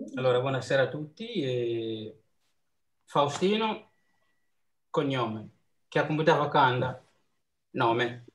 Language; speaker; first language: Italian; non-native, fluent; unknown